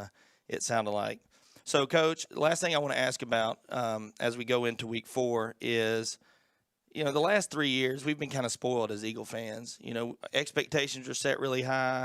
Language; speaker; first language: English; native; English